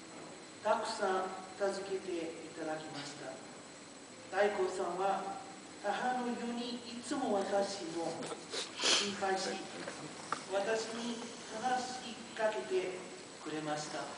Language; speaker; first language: Japanese; non-native, learner; Portuguese